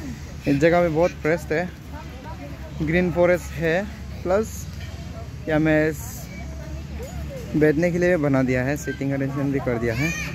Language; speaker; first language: Hindi; non-native, local second language; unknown